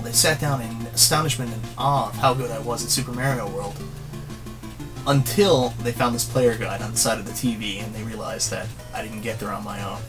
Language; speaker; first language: English; native; English